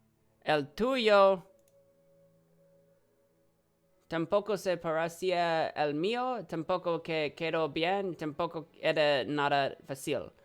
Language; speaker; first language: Spanish; non-native, learner; English